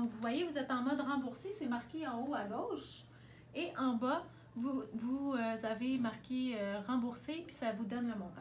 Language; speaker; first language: French; native; French